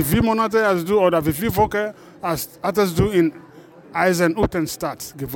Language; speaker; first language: German; non-native, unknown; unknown